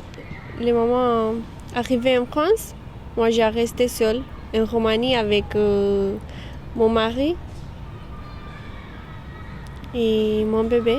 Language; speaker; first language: French; non-native, learner; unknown